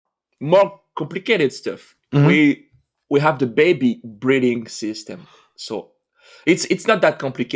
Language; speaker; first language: English; non-native, fluent; French